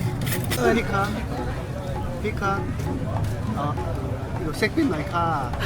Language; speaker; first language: Korean; native; Korean